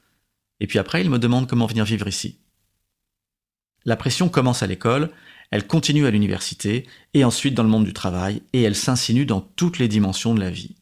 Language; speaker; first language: French; native; French